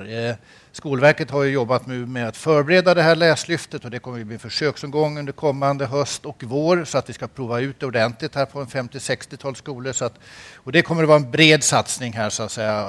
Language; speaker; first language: Swedish; native; Swedish